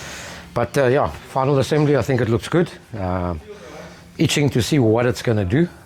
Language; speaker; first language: English; native; English